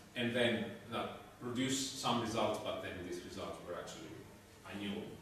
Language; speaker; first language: English; non-native, fluent; Greek